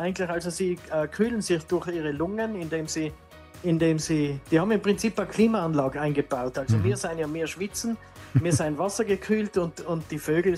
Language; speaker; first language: German; native; German